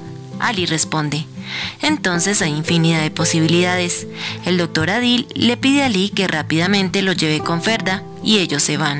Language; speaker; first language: Spanish; native; Spanish